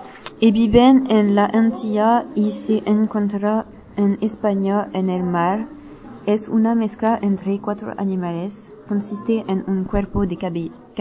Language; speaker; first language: Spanish; non-native, learner; French